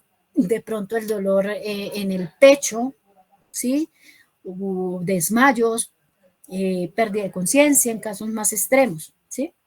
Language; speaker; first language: Spanish; native; Spanish